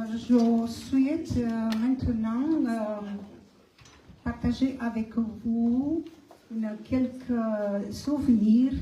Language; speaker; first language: French; non-native, fluent; Romanian